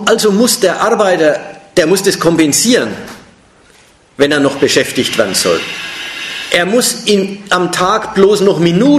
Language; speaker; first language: German; native; German